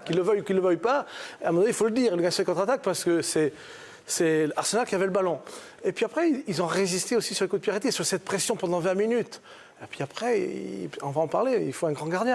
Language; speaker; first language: French; native; French